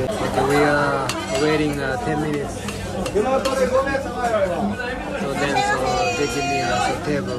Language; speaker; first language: English; non-native, learner; Japanese